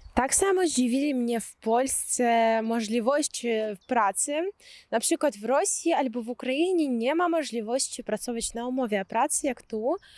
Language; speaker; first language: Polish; non-native, fluent; Russian